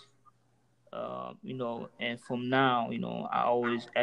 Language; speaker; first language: English; native; English